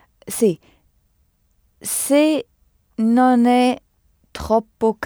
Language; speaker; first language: Italian; non-native, learner; French